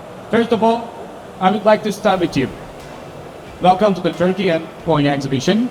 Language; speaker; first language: English; non-native, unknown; Turkish